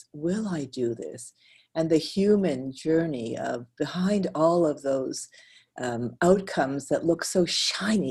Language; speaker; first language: English; native; English